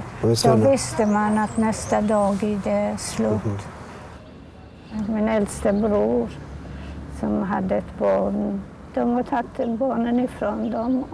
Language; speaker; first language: Swedish; non-native, fluent; Polish